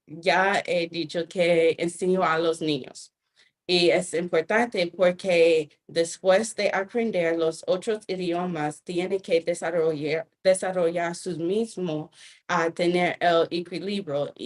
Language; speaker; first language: Spanish; non-native, fluent; English